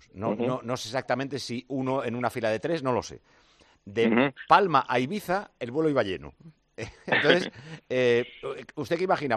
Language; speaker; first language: Spanish; native; Spanish